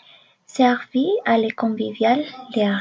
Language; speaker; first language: French; non-native, learner; Spanish